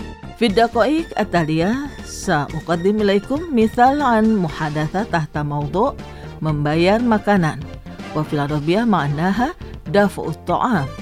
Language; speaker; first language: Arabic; non-native, fluent; Indonesian